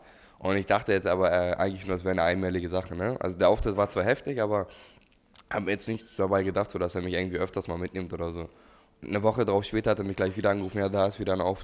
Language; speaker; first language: German; native; German